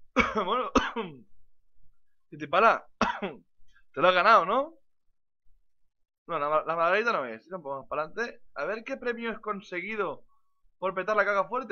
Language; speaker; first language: Spanish; native; Spanish